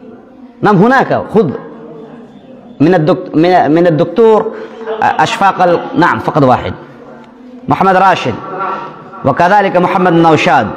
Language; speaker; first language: Arabic; non-native, fluent; Urdu